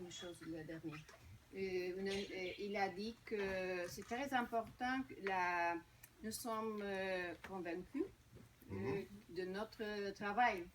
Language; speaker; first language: French; non-native, fluent; Spanish